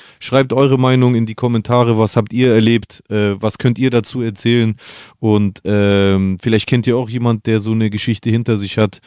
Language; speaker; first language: German; early bilingual, other home language; Greek